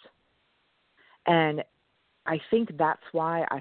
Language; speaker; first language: English; non-native, local second language; French